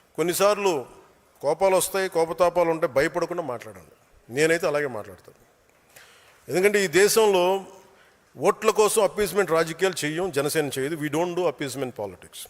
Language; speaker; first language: Telugu; native; Telugu